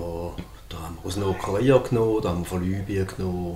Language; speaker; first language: German; native; German